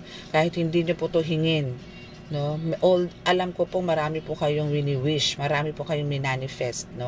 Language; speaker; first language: Filipino; native; Filipino